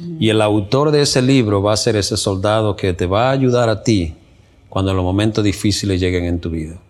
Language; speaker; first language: Spanish; native; Spanish